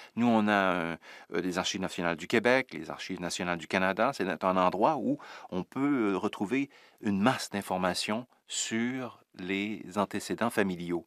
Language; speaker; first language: French; native; French